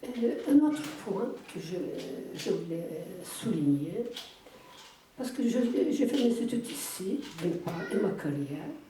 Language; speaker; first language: French; non-native, fluent; Turkish